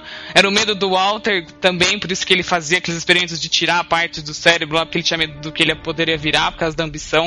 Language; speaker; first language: Portuguese; native; Portuguese